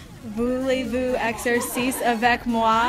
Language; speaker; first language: French; non-native, learner; English